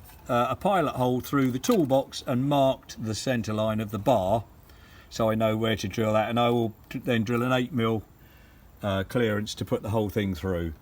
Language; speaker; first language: English; native; English